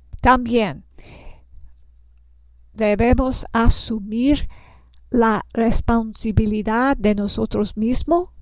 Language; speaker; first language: Spanish; non-native, learner; English